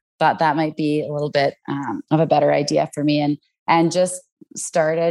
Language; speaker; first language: English; native; English